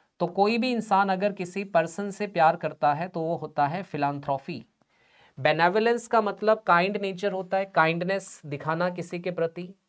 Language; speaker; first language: Hindi; non-native, local second language; Punjabi